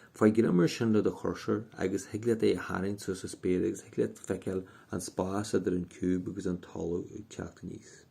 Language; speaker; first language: Irish; native; Irish